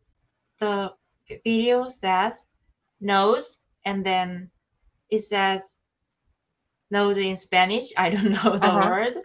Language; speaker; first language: English; non-native, learner; Korean